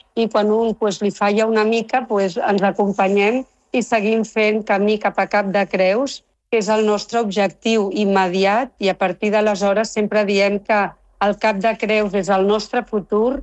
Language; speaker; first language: Catalan; non-native, local second language; Spanish